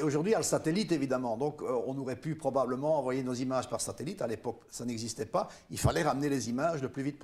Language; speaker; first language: French; native; French